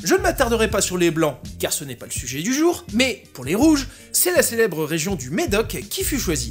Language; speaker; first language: French; native; French